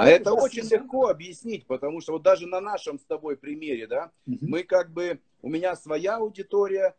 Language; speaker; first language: Russian; native; Russian